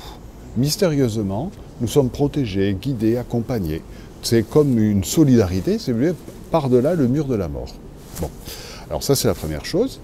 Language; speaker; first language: French; native; French